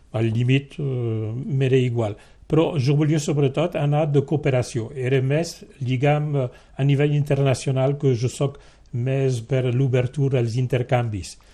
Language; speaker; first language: Catalan; non-native, local second language; French